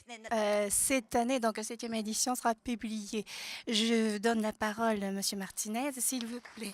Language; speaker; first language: French; non-native, fluent; Japanese